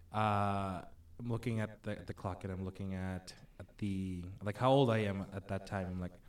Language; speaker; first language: English; non-native, local second language; Filipino